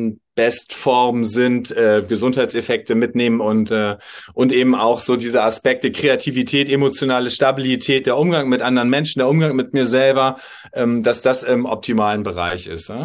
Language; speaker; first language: German; native; German